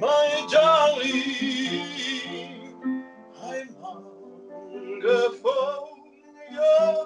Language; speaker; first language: English; non-native, learner; Italian